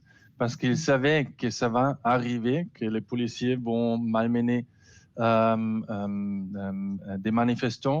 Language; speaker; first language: French; non-native, learner; German